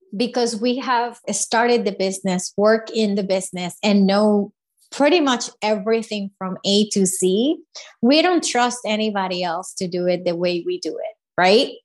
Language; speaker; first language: English; non-native, fluent; Spanish